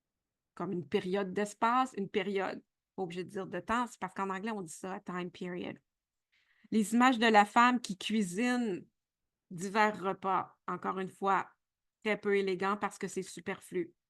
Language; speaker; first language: French; native; French